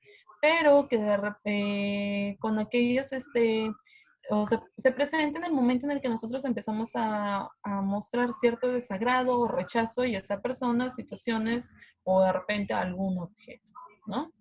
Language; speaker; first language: Spanish; native; Spanish